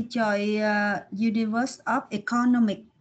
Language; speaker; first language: English; non-native, learner; Vietnamese